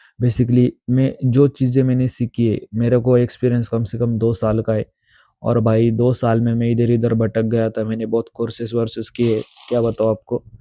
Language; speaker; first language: Hindi; non-native, local second language; Marathi